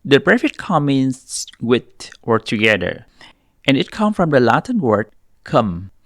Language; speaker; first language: English; non-native, fluent; Vietnamese